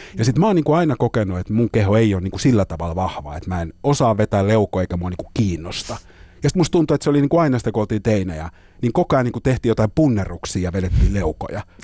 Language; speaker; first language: Finnish; native; Finnish